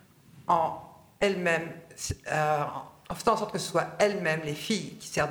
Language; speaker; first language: French; native; French